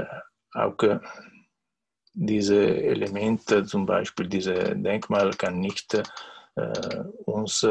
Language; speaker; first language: German; non-native, learner; Italian